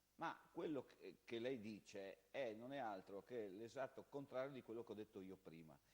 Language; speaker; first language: Italian; native; Italian